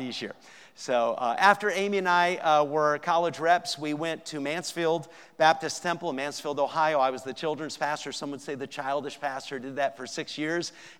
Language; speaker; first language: English; native; English